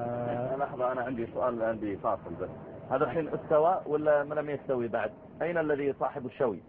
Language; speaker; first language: Arabic; native; Arabic